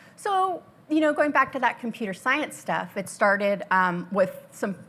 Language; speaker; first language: English; native; English